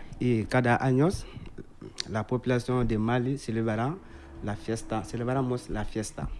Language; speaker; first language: Spanish; non-native, learner; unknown